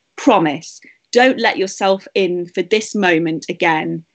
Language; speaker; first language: English; native; English